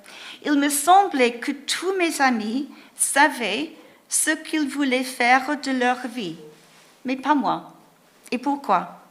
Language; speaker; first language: French; non-native, fluent; English